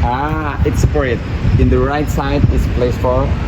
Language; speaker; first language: English; non-native, learner; Indonesian